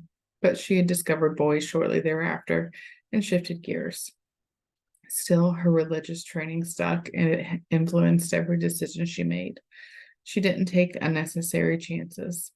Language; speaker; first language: English; native; English